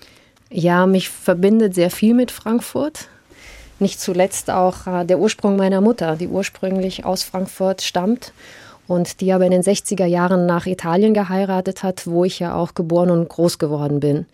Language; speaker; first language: German; early bilingual, heritage; German